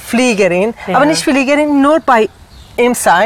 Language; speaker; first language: German; non-native, learner; Persian